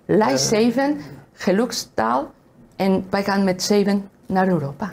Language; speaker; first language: Dutch; non-native, fluent; Spanish